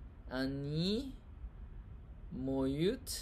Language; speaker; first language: Russian; non-native, learner; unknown